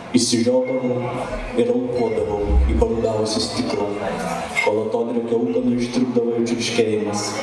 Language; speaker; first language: Lithuanian; native; Lithuanian